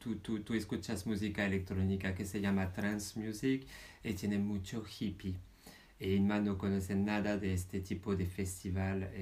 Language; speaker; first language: Spanish; non-native, fluent; French